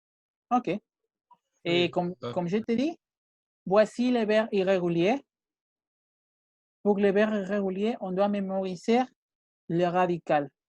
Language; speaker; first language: French; non-native, fluent; Spanish